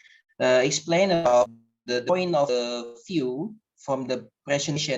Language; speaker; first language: English; non-native, learner; Indonesian